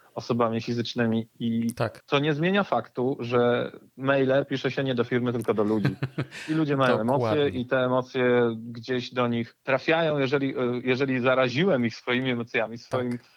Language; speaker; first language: Polish; native; Polish